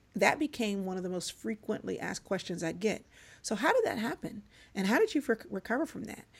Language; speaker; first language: English; native; English